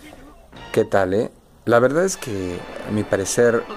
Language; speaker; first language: Spanish; native; Spanish